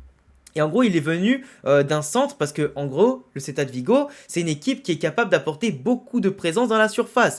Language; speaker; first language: French; native; French